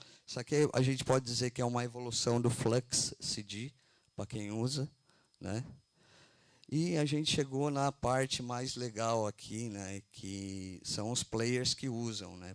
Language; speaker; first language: Portuguese; native; Portuguese